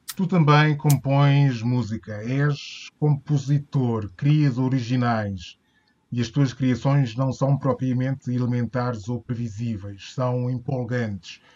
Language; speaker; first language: Portuguese; native; Portuguese